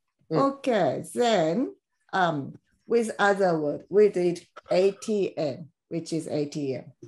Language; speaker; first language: English; non-native, fluent; Japanese